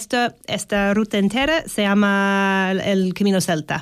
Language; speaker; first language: Spanish; non-native, learner; English